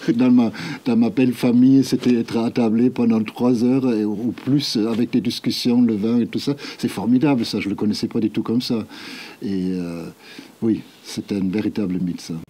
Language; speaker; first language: French; non-native, fluent; German